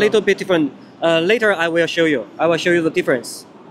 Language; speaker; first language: English; non-native, learner; Chinese